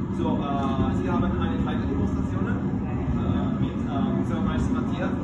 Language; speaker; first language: German; non-native, learner; Italian